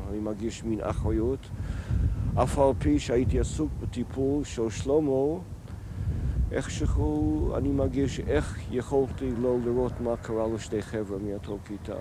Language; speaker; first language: Hebrew; non-native, fluent; English